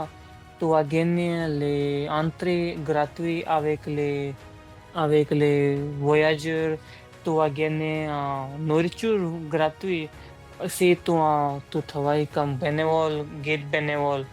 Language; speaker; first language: French; non-native, learner; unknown